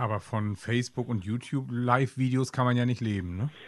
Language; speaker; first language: German; native; German